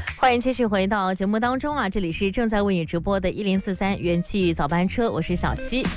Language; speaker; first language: Chinese; non-native, local second language; Hakka Chinese